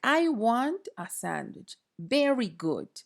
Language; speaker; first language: English; non-native, fluent; Spanish